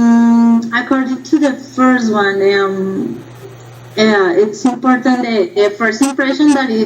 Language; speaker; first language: English; non-native, learner; Spanish